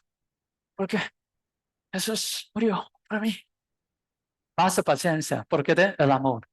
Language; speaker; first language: Spanish; non-native, learner; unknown